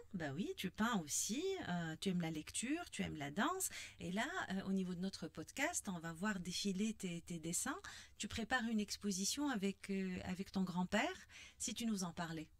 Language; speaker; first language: French; non-native, local second language; Arabic